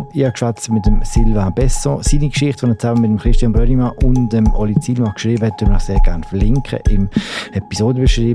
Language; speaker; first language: German; native; German